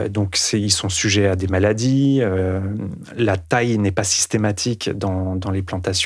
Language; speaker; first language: French; native; French